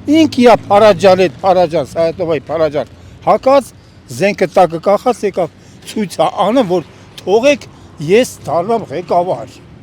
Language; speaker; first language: Armenian; native; Armenian